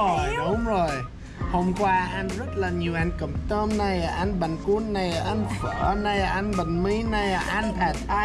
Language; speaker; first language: Vietnamese; non-native, fluent; English